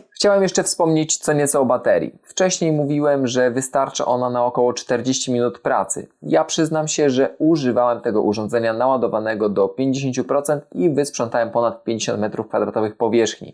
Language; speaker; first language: Polish; native; Polish